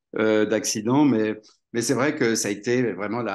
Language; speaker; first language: French; native; French